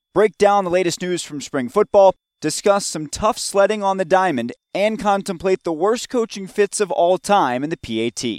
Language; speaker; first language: English; native; English